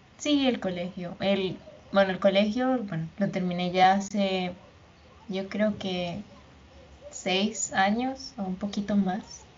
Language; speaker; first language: Spanish; native; Spanish